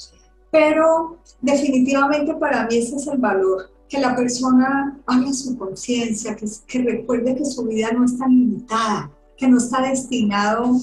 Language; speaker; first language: Spanish; native; Spanish